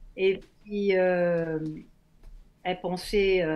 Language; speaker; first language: French; native; French